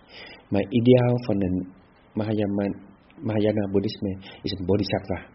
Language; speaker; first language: Dutch; non-native, fluent; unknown